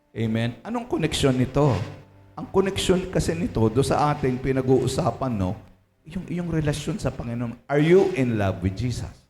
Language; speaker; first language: Filipino; native; Filipino